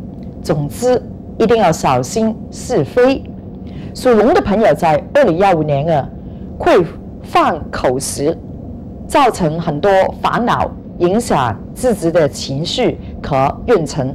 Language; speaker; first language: Chinese; non-native, local second language; Cantonese